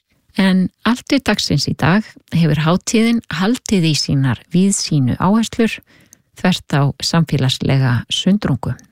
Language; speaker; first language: Icelandic; native; Icelandic